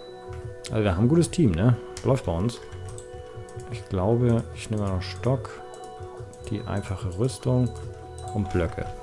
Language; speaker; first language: German; native; German